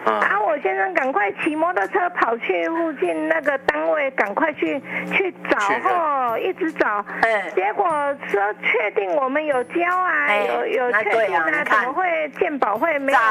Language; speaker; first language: Chinese; native; Chinese